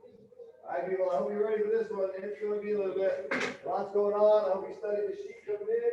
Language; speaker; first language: English; native; English